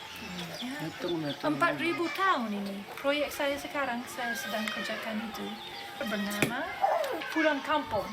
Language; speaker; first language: Indonesian; non-native, fluent; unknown